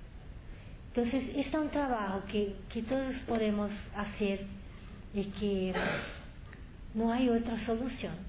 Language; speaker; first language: Spanish; non-native, fluent; Portuguese